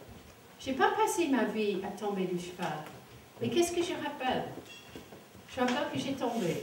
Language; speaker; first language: French; non-native, fluent; English